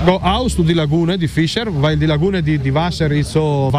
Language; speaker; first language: German; non-native, learner; Italian